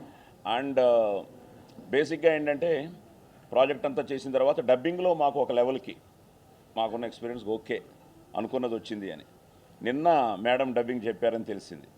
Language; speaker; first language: Telugu; native; Telugu